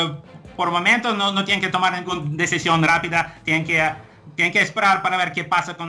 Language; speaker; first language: Spanish; non-native, fluent; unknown